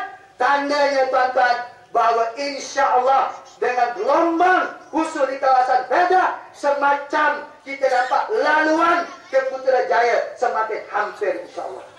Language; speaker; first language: Malay; native; Malay